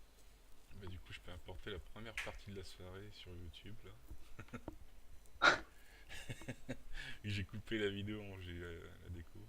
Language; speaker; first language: French; native; French